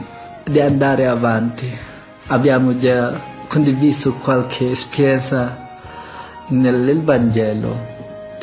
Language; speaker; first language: Italian; non-native, learner; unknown